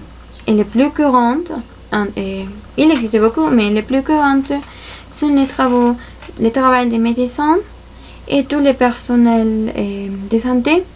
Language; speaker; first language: French; non-native, fluent; Spanish